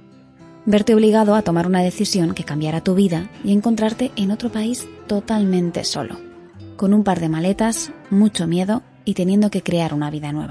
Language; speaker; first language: Spanish; native; Spanish